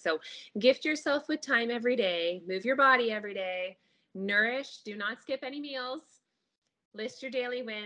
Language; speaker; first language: English; native; English